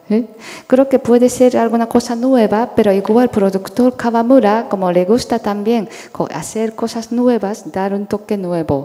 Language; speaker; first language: Spanish; non-native, fluent; Japanese